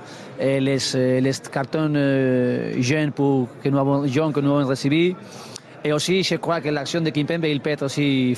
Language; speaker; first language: French; non-native, learner; Spanish